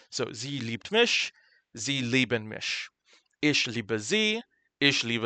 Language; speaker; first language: German; non-native, fluent; English